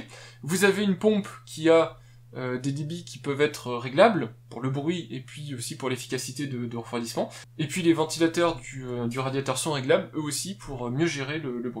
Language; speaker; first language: French; native; French